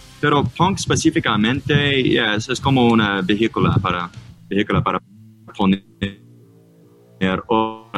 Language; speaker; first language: Spanish; non-native, learner; English